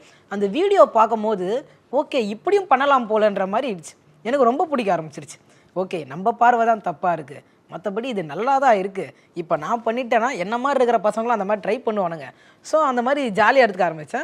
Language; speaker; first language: Tamil; native; Tamil